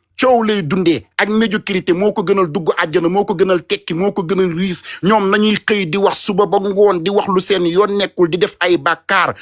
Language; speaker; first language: Wolof; native; Wolof